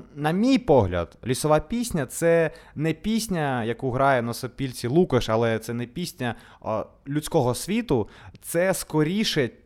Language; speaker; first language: Ukrainian; non-native, local second language; Russian